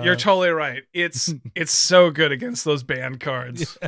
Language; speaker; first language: English; native; English